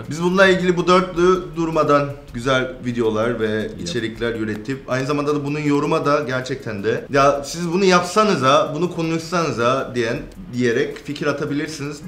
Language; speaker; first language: Turkish; non-native, fluent; Korean